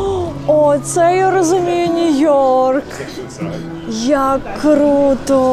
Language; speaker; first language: Ukrainian; native; Ukrainian